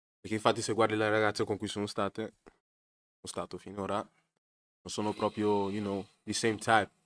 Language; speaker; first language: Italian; early bilingual, other home language; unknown